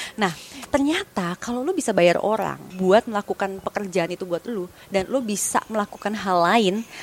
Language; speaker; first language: Indonesian; native; Indonesian